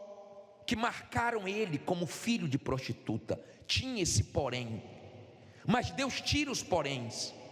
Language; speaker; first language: Portuguese; native; Portuguese